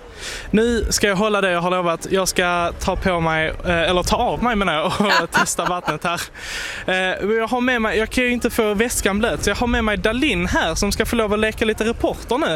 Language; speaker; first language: Swedish; native; Swedish